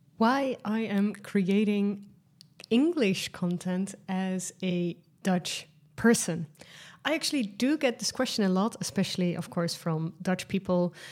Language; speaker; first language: English; non-native, fluent; Dutch